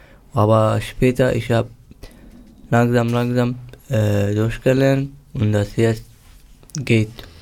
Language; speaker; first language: German; non-native, learner; Turkish